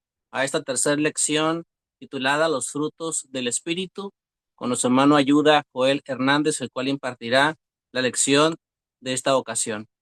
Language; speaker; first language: Spanish; native; Spanish